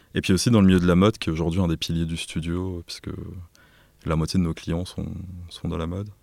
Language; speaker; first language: French; native; French